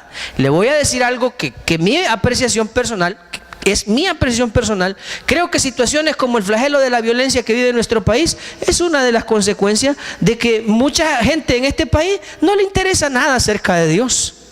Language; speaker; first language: Spanish; native; Spanish